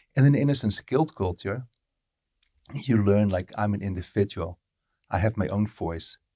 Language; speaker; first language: English; non-native, fluent; Dutch